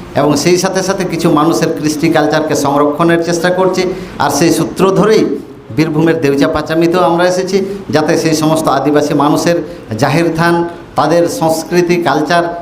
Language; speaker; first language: Bangla; non-native, local second language; Santali